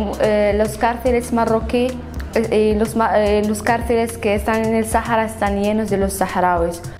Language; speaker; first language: Spanish; non-native, fluent; Arabic